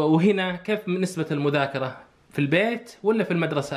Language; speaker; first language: Arabic; native; Arabic